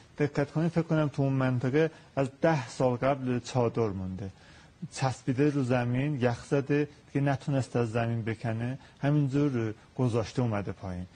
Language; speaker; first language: Persian; non-native, local second language; Azerbaijani